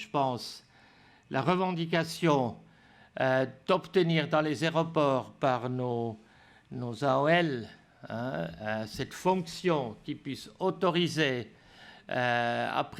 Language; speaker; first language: French; native; French